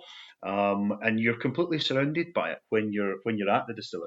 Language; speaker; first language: English; native; English